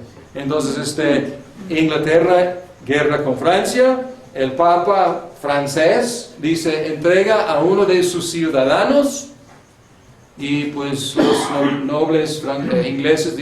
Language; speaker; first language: Spanish; non-native, fluent; English